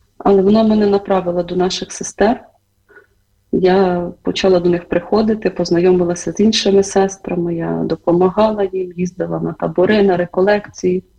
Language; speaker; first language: Ukrainian; native; Ukrainian